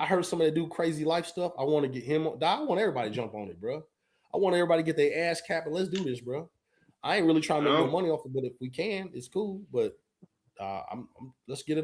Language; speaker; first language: English; native; English